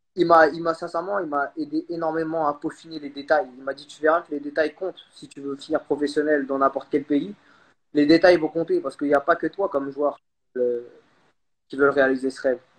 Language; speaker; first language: French; early bilingual, other home language; Khmer